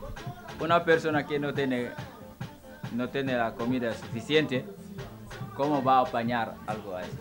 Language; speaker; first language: Spanish; non-native, local second language; Wolof